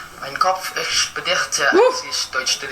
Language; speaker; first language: German; non-native, learner; Filipino